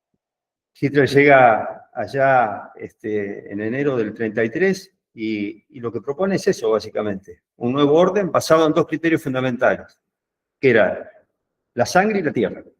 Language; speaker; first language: Spanish; native; Spanish